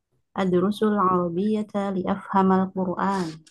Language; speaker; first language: Arabic; non-native, learner; Indonesian